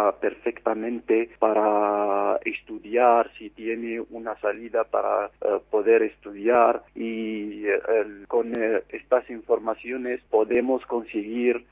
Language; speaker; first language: Spanish; non-native, fluent; Arabic